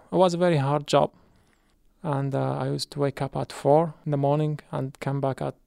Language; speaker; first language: English; non-native, fluent; Arabic